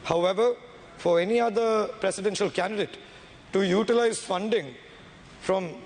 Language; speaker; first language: English; non-native, local second language; Tamil